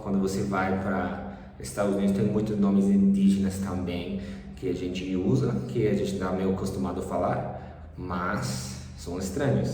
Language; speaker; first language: Portuguese; early bilingual, other home language; English